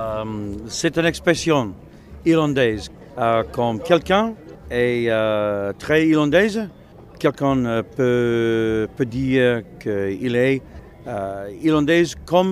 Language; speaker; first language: French; non-native, learner; English